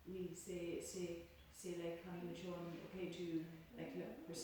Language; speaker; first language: French; non-native, learner; English